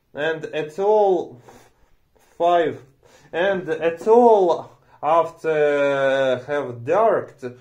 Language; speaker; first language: English; non-native, learner; Romanian